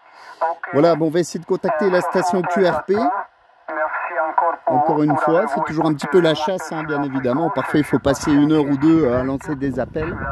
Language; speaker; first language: French; native; French